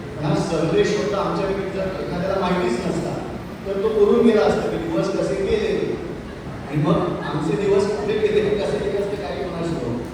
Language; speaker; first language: Marathi; native; Marathi